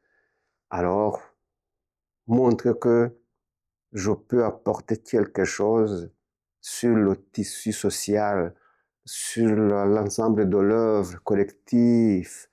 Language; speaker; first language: French; non-native, local second language; Kinyarwanda